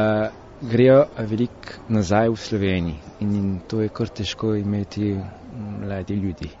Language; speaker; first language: Slovenian; early bilingual, heritage; Slovenian